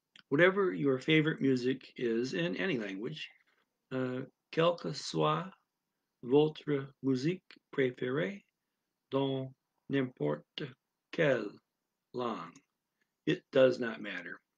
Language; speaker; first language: French; non-native, learner; English